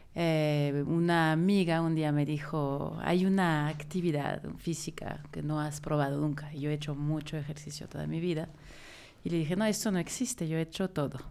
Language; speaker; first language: Spanish; non-native, fluent; French